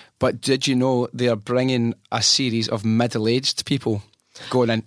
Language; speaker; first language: English; native; English